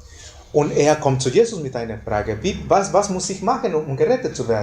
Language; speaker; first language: German; non-native, fluent; Spanish